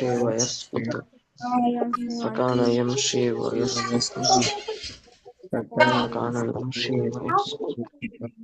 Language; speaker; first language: Arabic; non-native, learner; Bangla